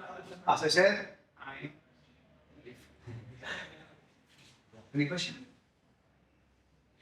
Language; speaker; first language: English; non-native, fluent; Spanish